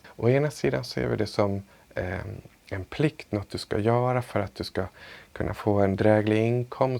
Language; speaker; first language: Swedish; native; Swedish